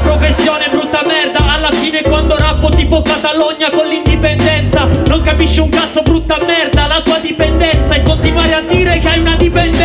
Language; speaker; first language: Italian; native; Italian